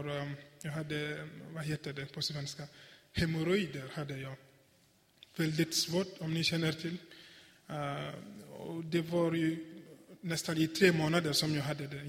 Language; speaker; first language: Swedish; non-native, fluent; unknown